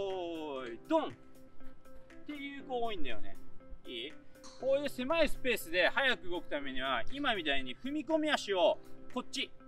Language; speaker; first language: Japanese; native; Japanese